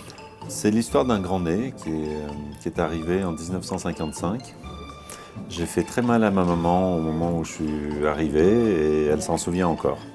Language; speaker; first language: French; early bilingual, other home language; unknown